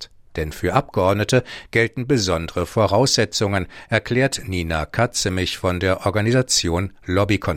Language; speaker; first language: German; native; German